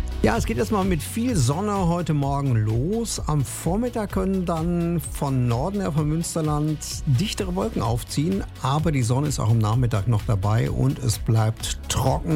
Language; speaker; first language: German; native; German